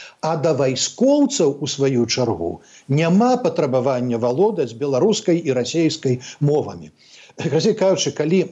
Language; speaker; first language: Belarusian; native; Belarusian